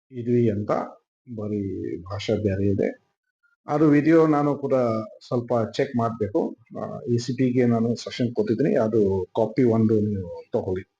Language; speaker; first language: Kannada; non-native, fluent; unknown